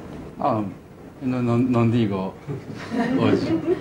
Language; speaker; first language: Italian; non-native, fluent; Japanese